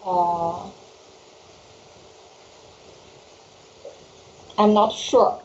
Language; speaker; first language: English; non-native, learner; Chinese